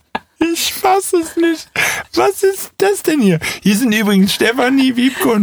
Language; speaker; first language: German; native; German